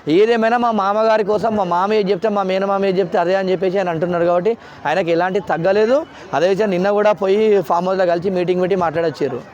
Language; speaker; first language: Telugu; native; Telugu